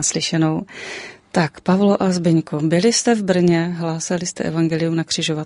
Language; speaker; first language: Czech; native; Czech